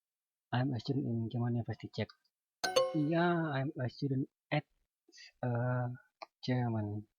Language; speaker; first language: English; non-native, learner; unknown